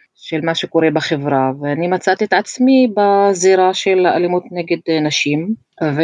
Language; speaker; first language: Hebrew; non-native, local second language; Arabic